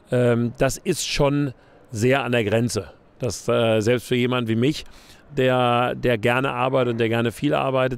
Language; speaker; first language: German; native; German